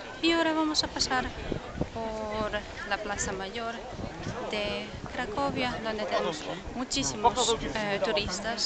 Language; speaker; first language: Spanish; non-native, fluent; Polish